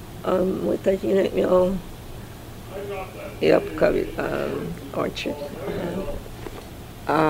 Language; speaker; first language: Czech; early bilingual, heritage; Czech